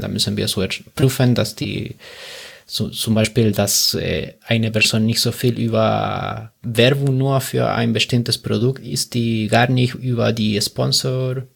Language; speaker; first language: German; non-native, learner; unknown